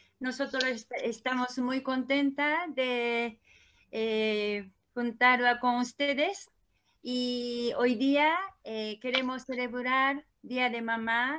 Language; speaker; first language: Spanish; non-native, learner; Korean